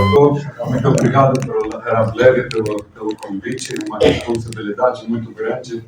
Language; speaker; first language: Portuguese; non-native, fluent; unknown